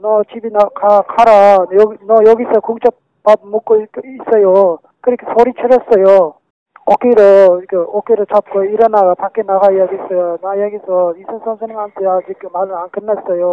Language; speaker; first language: Korean; non-native, learner; Uzbek